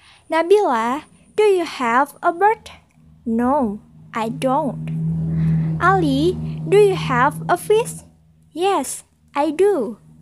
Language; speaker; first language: English; non-native, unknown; Indonesian